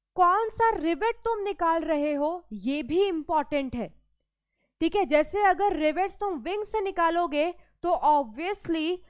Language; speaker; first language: Hindi; native; Hindi